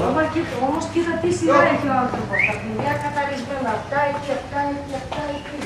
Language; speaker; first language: Greek; non-native, learner; Bulgarian